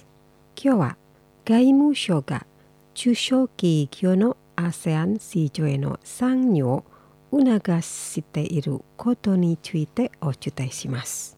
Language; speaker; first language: Japanese; non-native, fluent; Indonesian